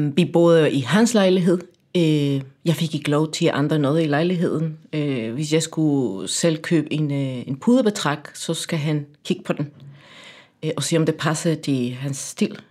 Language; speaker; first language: Danish; non-native, fluent; Spanish